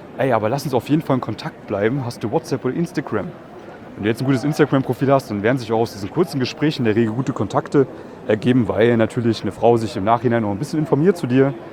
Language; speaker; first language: German; native; German